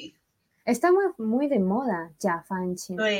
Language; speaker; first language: Spanish; non-native, fluent; Chinese